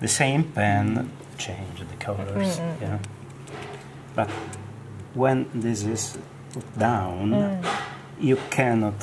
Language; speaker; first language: English; non-native, learner; Italian